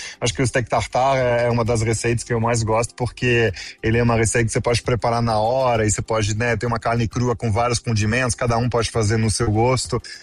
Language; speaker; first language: Portuguese; non-native, fluent; French